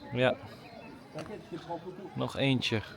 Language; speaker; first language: Dutch; early bilingual, other home language; Filipino